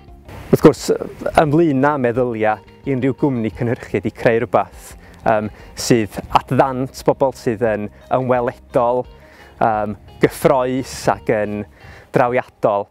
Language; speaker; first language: Welsh; native; Welsh